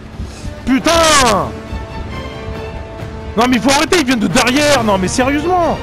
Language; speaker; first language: French; native; French